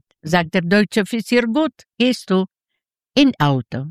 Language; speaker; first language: German; non-native, learner; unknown